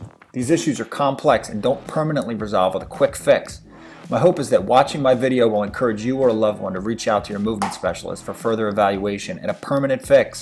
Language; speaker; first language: English; native; English